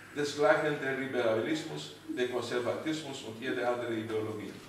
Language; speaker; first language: German; non-native, learner; Romanian